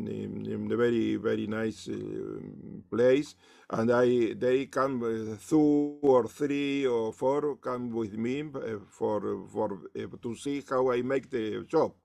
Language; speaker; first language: English; non-native, learner; Spanish